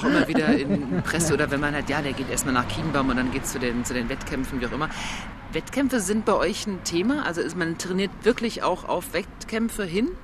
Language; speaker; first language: German; native; German